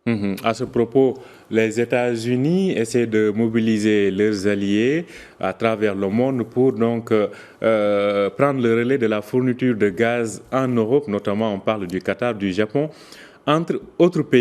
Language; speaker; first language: French; native; French